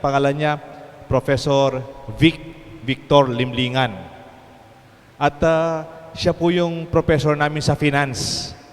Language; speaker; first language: Filipino; non-native, local second language; Pampanga